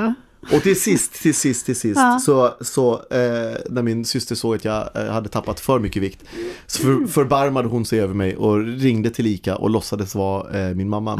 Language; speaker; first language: Swedish; native; Swedish